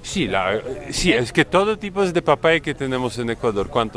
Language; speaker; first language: Spanish; non-native, learner; Polish